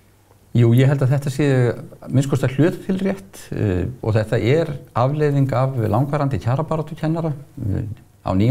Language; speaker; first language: Icelandic; native; Icelandic